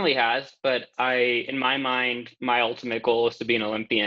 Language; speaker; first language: English; native; English